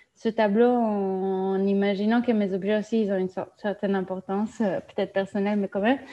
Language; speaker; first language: French; non-native, fluent; Hebrew